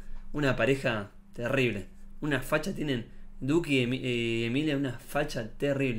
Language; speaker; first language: Spanish; native; Spanish